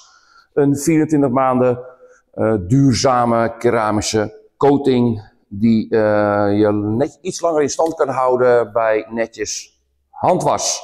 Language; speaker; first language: Dutch; native; Dutch